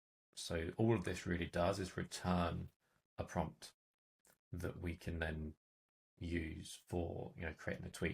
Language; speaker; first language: English; native; English